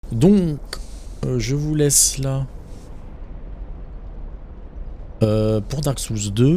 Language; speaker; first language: French; native; French